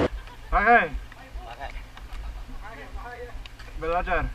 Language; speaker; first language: Indonesian; non-native, learner; English